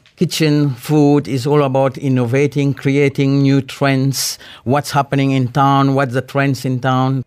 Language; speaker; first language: English; non-native, fluent; Morisyen